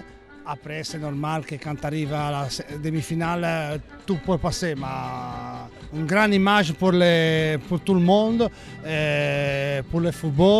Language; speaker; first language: French; non-native, learner; Italian